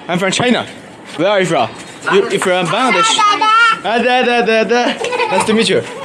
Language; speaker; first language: English; non-native, learner; Chinese